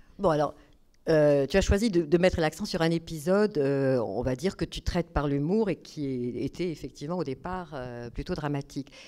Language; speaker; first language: French; native; French